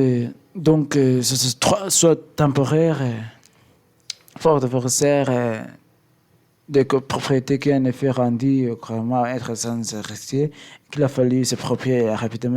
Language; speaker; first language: French; non-native, learner; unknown